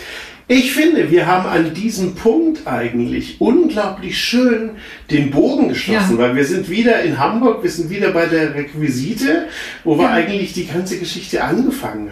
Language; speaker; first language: German; native; German